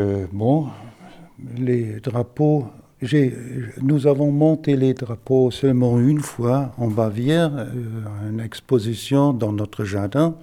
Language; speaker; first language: French; non-native, fluent; German